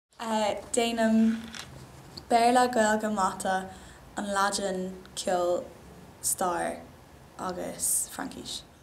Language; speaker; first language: Irish; non-native, local second language; English